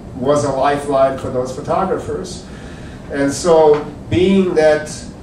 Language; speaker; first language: English; early bilingual, other home language; Czech